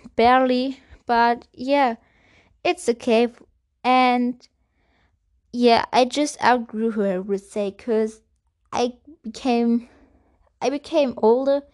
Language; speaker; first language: English; non-native, fluent; German